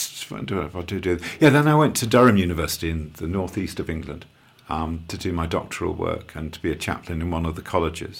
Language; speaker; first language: English; native; English